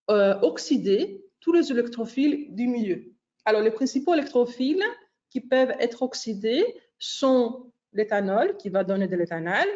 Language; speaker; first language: French; non-native, fluent; Greek